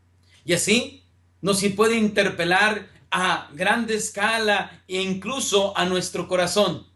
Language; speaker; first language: Spanish; native; Spanish